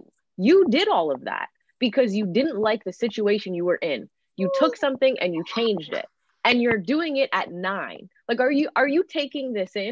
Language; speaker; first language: English; native; English